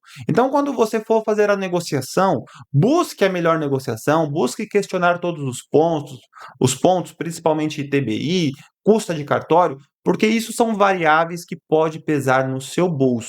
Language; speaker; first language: Portuguese; native; Portuguese